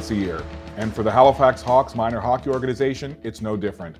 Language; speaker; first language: English; native; English